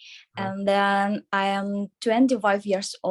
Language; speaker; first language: English; non-native, learner; Indonesian